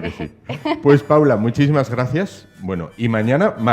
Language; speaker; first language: Spanish; native; Spanish